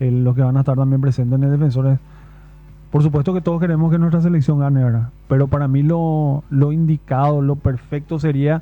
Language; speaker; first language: Spanish; native; Spanish